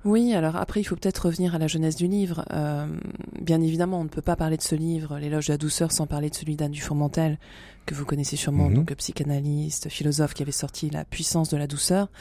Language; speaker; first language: French; native; French